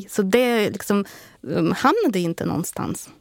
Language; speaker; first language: Swedish; non-native, fluent; Ukrainian